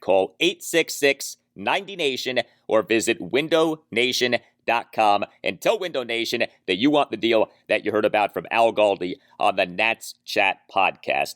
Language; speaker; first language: English; native; English